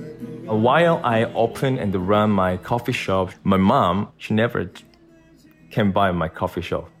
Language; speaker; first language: English; non-native, learner; Korean